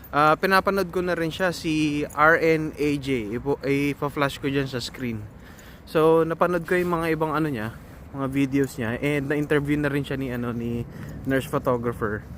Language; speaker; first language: Filipino; native; Filipino